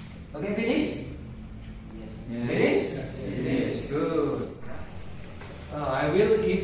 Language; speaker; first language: English; non-native, learner; Indonesian